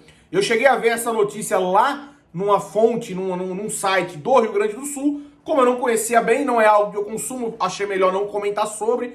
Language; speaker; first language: Portuguese; native; Portuguese